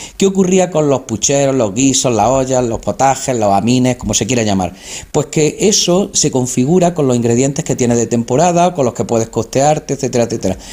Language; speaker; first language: Spanish; native; Spanish